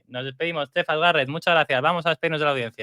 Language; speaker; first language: Spanish; native; Spanish